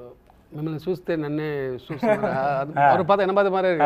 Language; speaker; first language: Telugu; non-native, local second language; Tamil